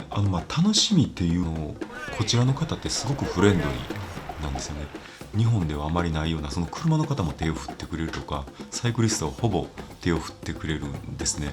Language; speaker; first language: Japanese; native; Japanese